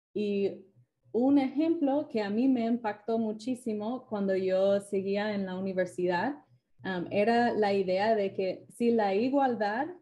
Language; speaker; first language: Spanish; non-native, fluent; English